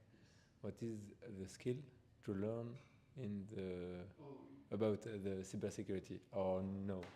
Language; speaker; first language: English; non-native, learner; French